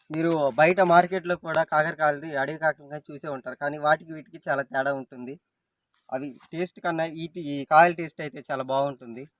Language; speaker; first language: Telugu; native; Telugu